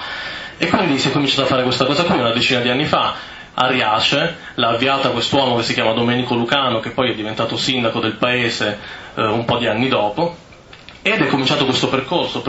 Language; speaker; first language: Italian; native; Italian